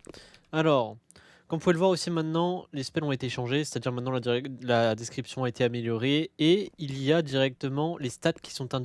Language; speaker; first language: French; native; French